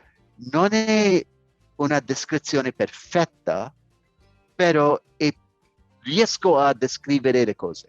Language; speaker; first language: Italian; non-native, learner; English